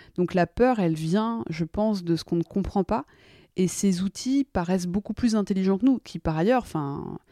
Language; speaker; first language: French; native; French